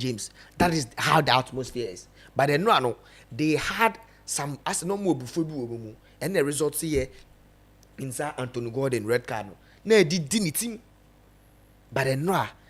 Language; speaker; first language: English; non-native, local second language; Akan